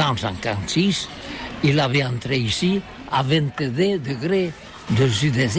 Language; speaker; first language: French; non-native, learner; Catalan